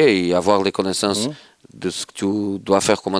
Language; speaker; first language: French; non-native, fluent; Portuguese